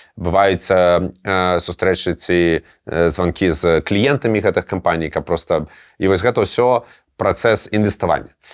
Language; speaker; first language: Belarusian; non-native, local second language; Russian